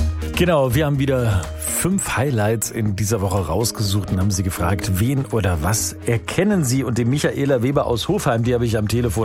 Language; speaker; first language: German; native; German